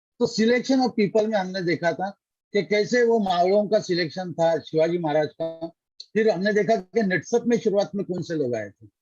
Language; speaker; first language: Hindi; non-native, local second language; Marathi